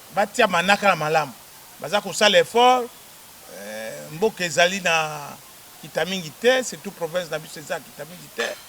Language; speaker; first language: Lingala; native; Lingala